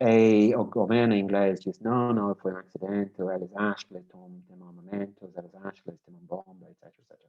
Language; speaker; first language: Portuguese; non-native, learner; English